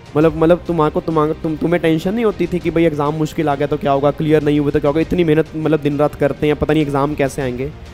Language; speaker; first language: Hindi; native; Hindi